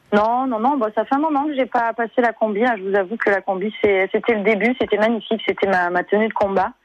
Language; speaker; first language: French; native; French